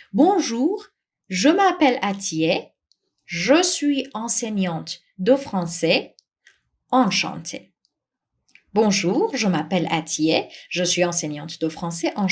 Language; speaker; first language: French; non-native, fluent; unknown